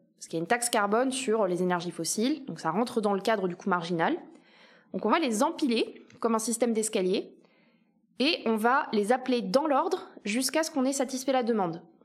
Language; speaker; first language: French; native; French